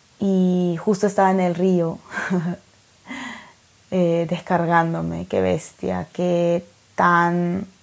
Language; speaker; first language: Spanish; native; Spanish